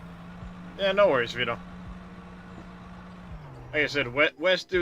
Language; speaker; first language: English; native; English